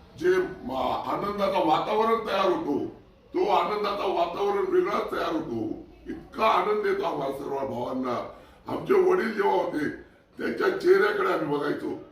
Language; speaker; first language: Marathi; non-native, local second language; Marwari